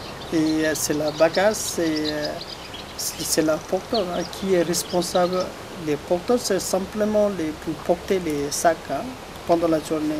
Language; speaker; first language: French; non-native, learner; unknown